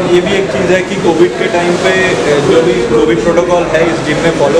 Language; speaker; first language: Hindi; native; Hindi